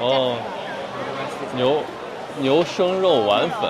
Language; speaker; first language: Chinese; native; Chinese